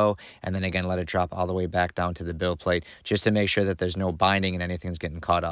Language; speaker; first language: English; native; English